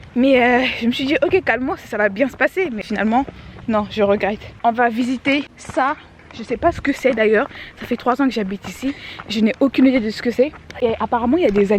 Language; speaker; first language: French; native; French